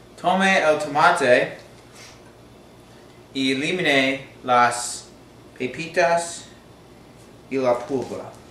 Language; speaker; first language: Spanish; non-native, learner; English